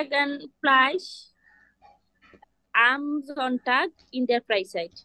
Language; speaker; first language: German; non-native, learner; Bangla